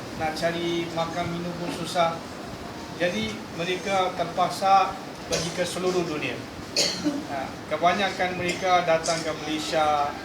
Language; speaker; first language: Malay; non-native, fluent; Rohingya